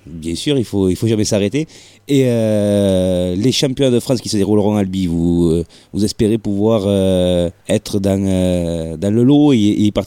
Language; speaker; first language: French; native; French